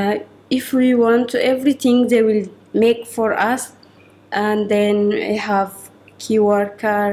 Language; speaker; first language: English; non-native, learner; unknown